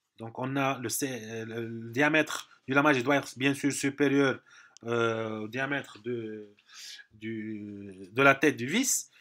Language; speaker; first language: French; non-native, local second language; Arabic